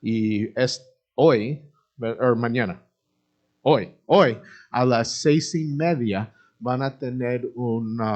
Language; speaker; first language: Spanish; early bilingual, heritage; Spanish